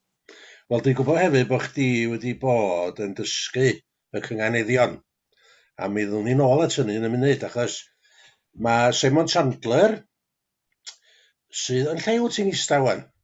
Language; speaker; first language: Welsh; native; Welsh